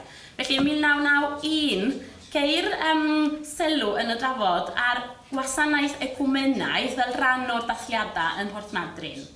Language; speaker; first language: Welsh; non-native, fluent; Spanish